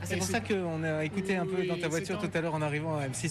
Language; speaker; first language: French; native; French